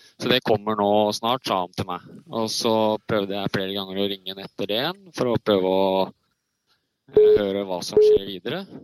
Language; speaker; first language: Norwegian; native; Norwegian